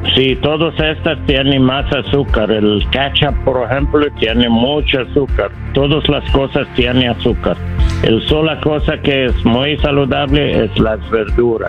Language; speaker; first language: Spanish; non-native, learner; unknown